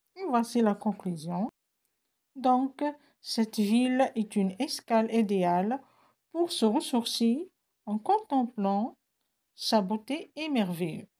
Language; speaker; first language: French; non-native, local second language; Arabic